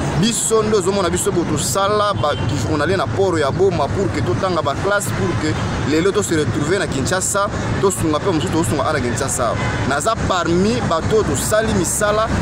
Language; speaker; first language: Lingala; non-native, local second language; Kongo